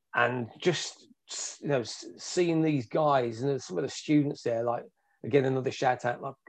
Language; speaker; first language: English; native; English